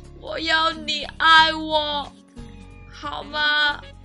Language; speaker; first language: Chinese; non-native, learner; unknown